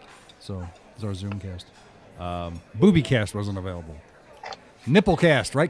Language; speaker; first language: English; native; English